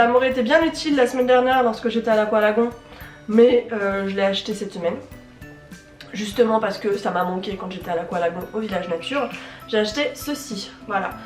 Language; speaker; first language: French; native; French